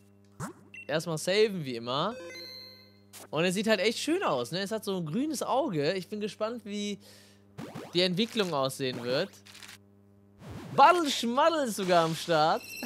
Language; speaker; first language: German; native; German